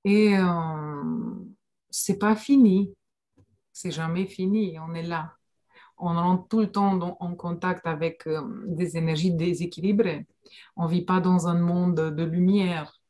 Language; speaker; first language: French; non-native, fluent; Romanian